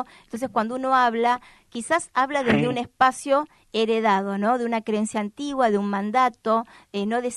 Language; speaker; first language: Spanish; native; Spanish